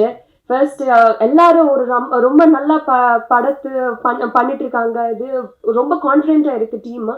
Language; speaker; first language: Tamil; non-native, learner; Telugu